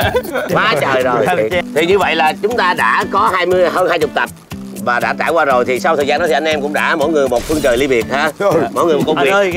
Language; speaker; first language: Vietnamese; native; Vietnamese